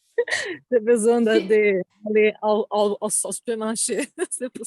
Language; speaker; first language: French; non-native, learner; Portuguese